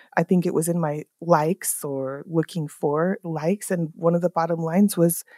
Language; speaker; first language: English; native; English